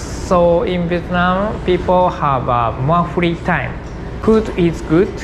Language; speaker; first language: English; non-native, learner; Japanese